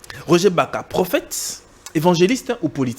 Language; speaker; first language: French; non-native, local second language; Lingala